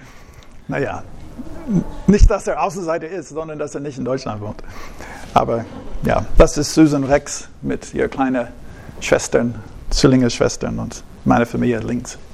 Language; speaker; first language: German; non-native, fluent; English